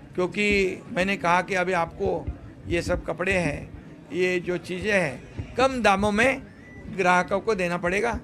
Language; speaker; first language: Hindi; non-native, local second language; Marathi